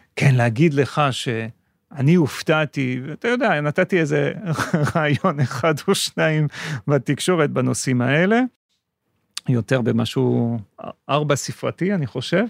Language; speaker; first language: Hebrew; non-native, fluent; French